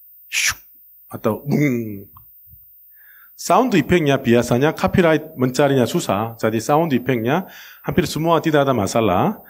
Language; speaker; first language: Indonesian; non-native, learner; Korean